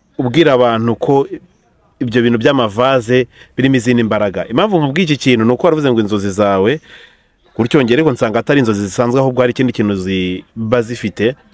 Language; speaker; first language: Kinyarwanda; native; Kinyarwanda